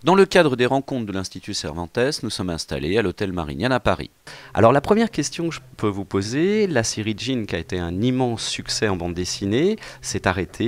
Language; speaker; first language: French; native; French